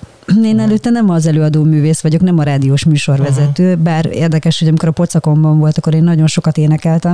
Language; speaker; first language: Hungarian; native; Hungarian